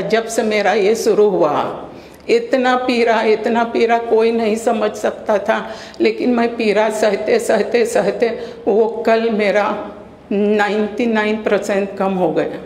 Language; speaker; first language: Hindi; early bilingual, heritage; Caribbean Hindustani